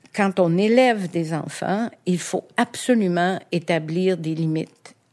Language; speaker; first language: French; native; French